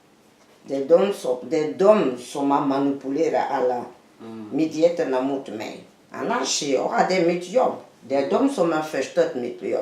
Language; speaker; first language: Swedish; non-native, fluent; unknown